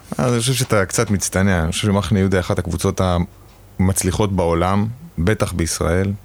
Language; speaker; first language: Hebrew; native; Hebrew